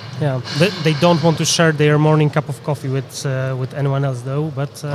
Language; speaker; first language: English; non-native, fluent; Polish